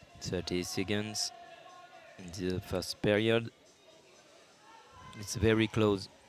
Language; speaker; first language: English; non-native, learner; French